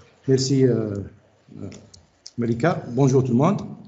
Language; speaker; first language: French; non-native, local second language; Kabyle